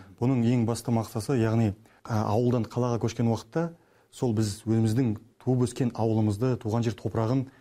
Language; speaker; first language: Kazakh; native; Kazakh